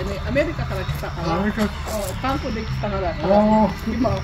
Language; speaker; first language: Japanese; non-native, learner; Filipino